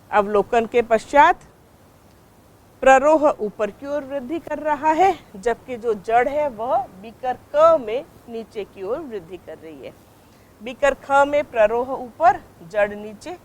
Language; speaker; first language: Hindi; native; Hindi